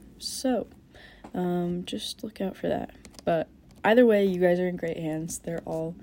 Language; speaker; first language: English; native; English